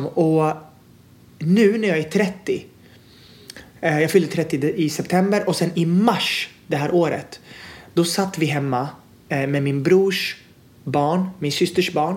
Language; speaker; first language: Swedish; native; Swedish